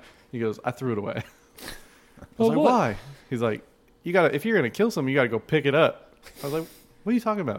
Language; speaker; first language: English; native; English